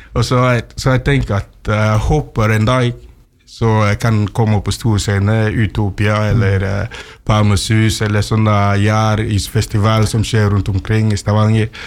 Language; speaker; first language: Norwegian; non-native, fluent; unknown